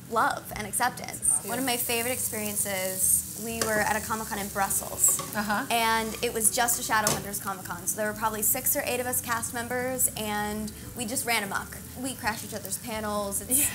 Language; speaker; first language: English; native; English